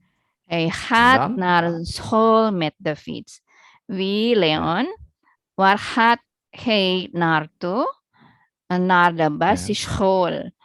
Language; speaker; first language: Dutch; non-native, learner; Indonesian